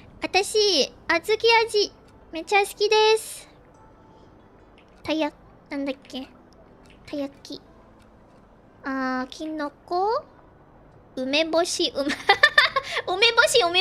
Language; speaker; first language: Japanese; non-native, learner; Filipino